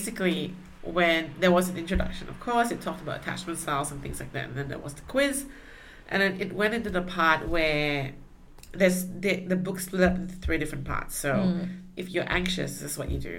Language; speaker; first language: English; non-native, local second language; Chinese